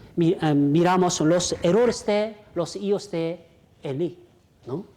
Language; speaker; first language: Spanish; non-native, fluent; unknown